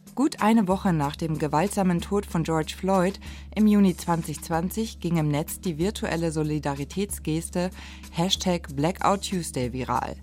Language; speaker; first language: German; native; German